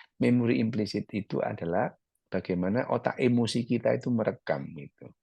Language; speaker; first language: Indonesian; early bilingual, other home language; Arabic